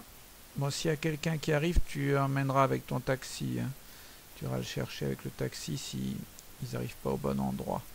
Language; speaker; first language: French; native; French